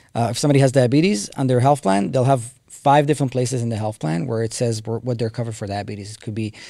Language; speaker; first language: English; non-native, fluent; Hebrew